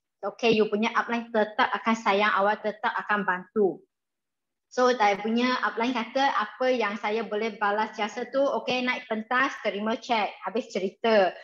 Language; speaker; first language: Malay; non-native, local second language; Chinese